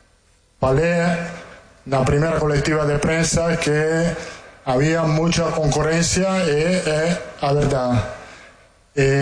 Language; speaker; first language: Portuguese; non-native, learner; Italian